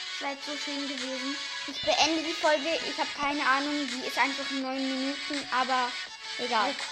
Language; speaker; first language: German; native; German